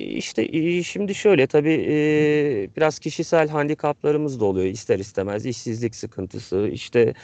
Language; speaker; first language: Turkish; native; Turkish